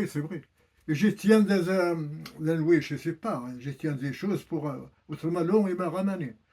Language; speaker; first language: French; non-native, learner; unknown